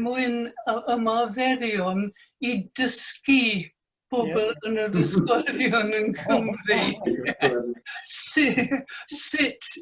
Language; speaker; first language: Welsh; non-native, fluent; English